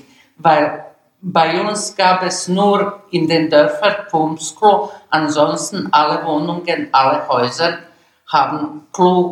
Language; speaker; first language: German; non-native, learner; Bosnian